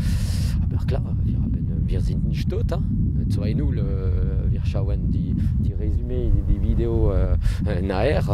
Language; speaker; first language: German; non-native, learner; French